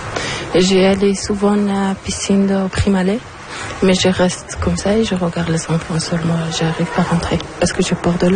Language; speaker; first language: French; non-native, learner; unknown